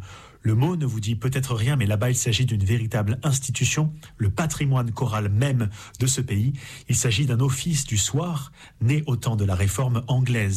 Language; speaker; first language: French; native; French